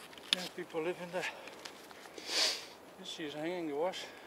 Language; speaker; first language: English; non-native, learner; Dutch